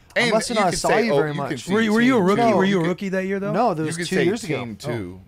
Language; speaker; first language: English; native; English